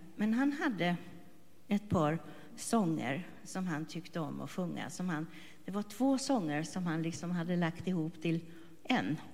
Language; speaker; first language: Swedish; native; Swedish